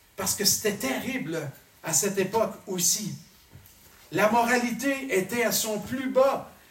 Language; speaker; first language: French; native; French